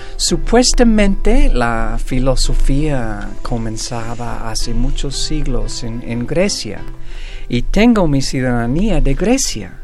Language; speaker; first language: Spanish; non-native, fluent; English